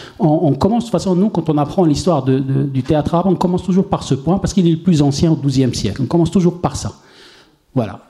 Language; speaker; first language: French; non-native, local second language; Arabic